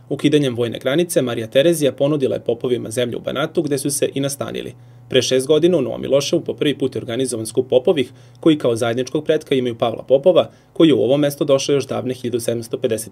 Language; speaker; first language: Serbian; native; Serbian